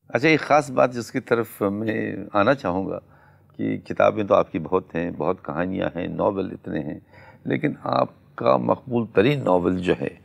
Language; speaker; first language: Urdu; native; Urdu